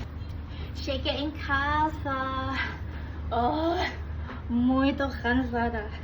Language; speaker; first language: Portuguese; non-native, learner; Thai